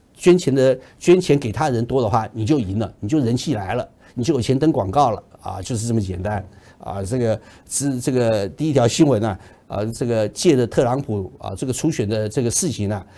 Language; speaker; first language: Chinese; native; Chinese